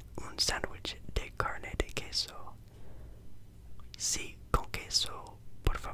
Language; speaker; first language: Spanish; non-native, learner; English